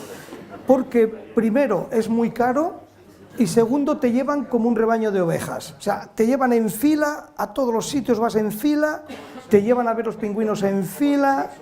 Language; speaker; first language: Spanish; native; Spanish